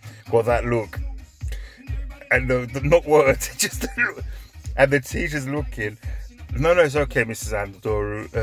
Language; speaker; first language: English; early bilingual, other home language; Greek